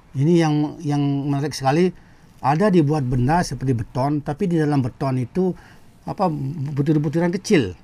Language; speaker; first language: Indonesian; non-native, local second language; Balinese